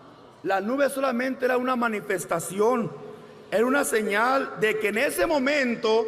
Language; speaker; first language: Spanish; native; Spanish